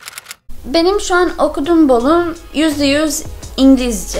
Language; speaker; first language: Turkish; non-native, learner; English